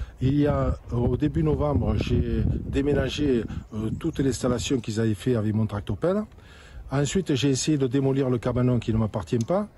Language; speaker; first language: French; native; French